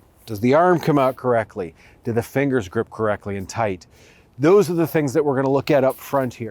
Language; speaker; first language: English; native; English